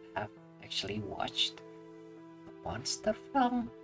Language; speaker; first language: English; non-native, fluent; Indonesian